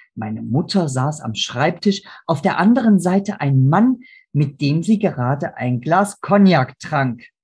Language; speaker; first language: German; native; German